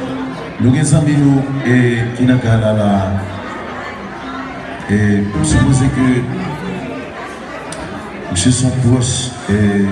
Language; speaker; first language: French; non-native, local second language; Haitian Creole